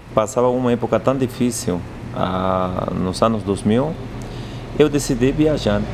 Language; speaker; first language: Portuguese; non-native, fluent; Quechua